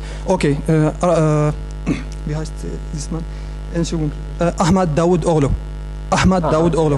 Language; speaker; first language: English; non-native, learner; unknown